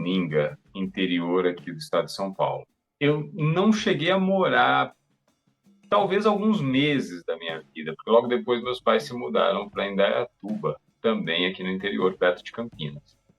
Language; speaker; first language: Portuguese; native; Portuguese